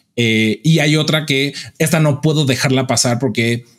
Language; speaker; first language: Spanish; native; Spanish